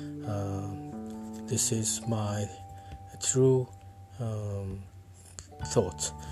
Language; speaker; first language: English; non-native, learner; Japanese